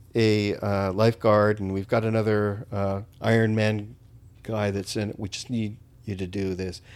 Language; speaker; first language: English; native; English